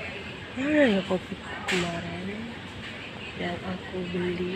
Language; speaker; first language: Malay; non-native, local second language; Javanese